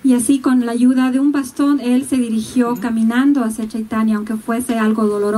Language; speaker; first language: Spanish; native; Spanish